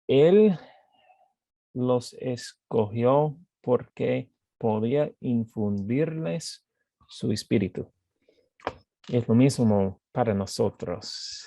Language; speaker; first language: Spanish; non-native, fluent; English